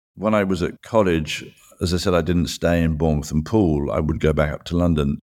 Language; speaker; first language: English; native; English